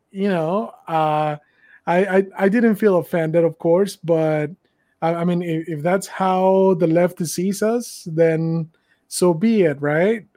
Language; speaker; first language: English; non-native, fluent; Spanish